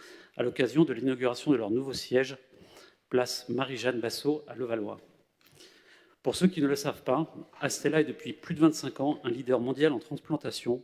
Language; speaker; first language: French; native; French